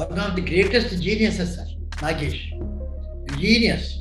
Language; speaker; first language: Tamil; non-native, local second language; Telugu